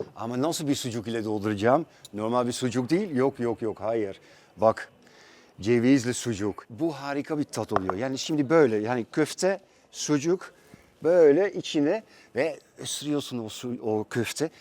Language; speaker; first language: Turkish; non-native, fluent; Dutch